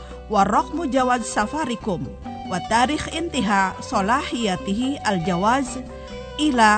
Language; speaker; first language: Arabic; non-native, fluent; Indonesian